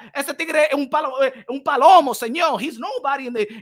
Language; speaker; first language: English; native; English